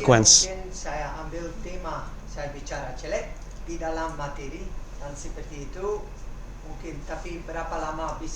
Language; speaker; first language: Indonesian; non-native, learner; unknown